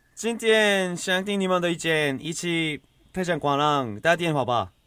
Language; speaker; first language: Chinese; non-native, learner; Korean